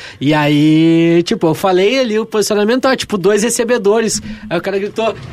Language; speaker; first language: Portuguese; native; Portuguese